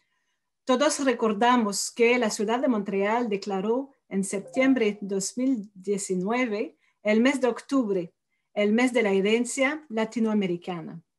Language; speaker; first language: Spanish; non-native, fluent; French